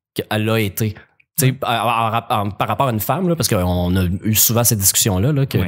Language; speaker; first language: French; native; French